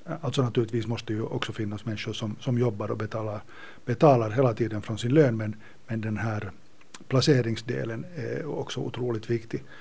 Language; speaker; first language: Swedish; native; Swedish